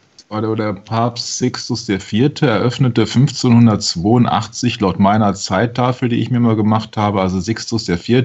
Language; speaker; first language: German; native; German